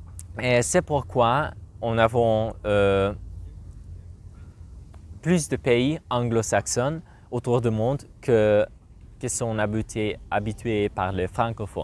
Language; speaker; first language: French; non-native, learner; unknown